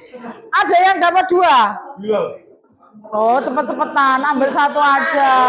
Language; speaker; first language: Indonesian; native; Indonesian